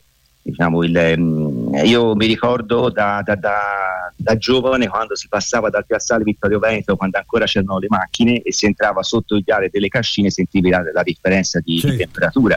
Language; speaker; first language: Italian; native; Italian